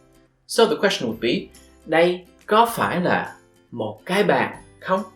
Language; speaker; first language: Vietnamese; non-native, fluent; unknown